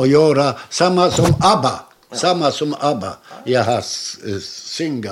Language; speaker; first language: Swedish; non-native, learner; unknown